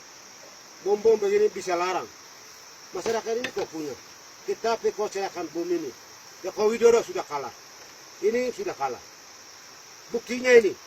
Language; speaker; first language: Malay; non-native, local second language; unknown